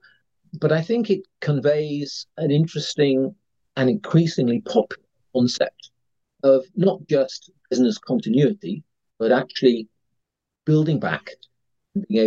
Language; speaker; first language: English; native; English